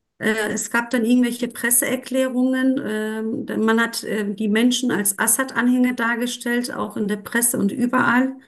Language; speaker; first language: German; non-native, fluent; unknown